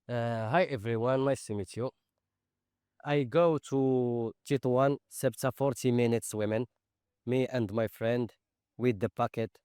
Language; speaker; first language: English; non-native, learner; Arabic